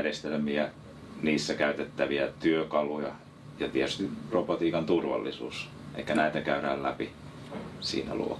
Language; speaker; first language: Finnish; native; Finnish